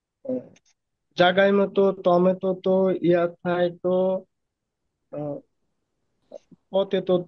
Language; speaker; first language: Japanese; non-native, learner; Bangla